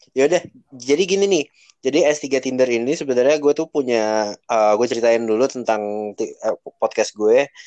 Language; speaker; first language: Indonesian; native; Indonesian